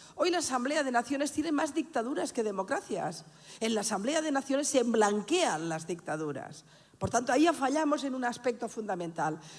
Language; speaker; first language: Spanish; non-native, local second language; Catalan